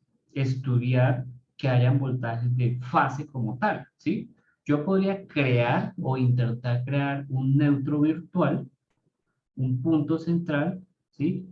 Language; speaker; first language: Spanish; native; Spanish